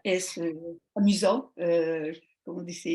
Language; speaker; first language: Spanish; non-native, fluent; French